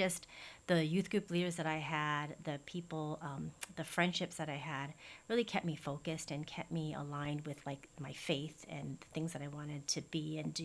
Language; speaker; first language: English; native; English